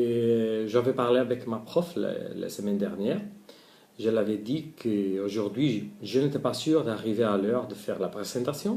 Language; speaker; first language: French; non-native, learner; Spanish